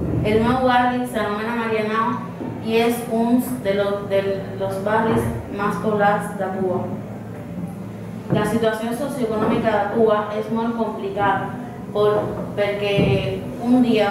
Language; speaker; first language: Catalan; non-native, learner; Spanish